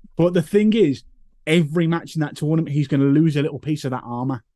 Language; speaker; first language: English; native; English